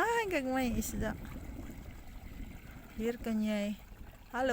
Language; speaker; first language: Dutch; non-native, learner; Cebuano